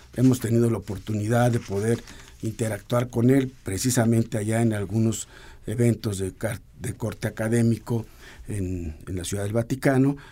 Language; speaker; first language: Spanish; native; Spanish